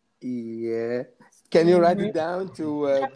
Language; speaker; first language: English; non-native, learner; Arabic